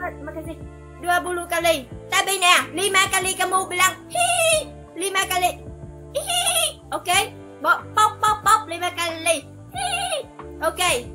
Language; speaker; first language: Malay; non-native, learner; Vietnamese